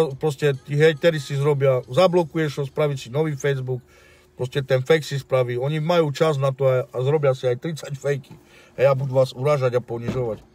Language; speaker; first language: Slovak; non-native, local second language; Romany